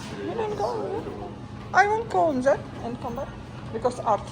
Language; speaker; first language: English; non-native, learner; Ukrainian